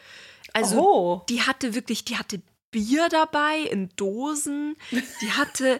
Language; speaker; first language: German; native; German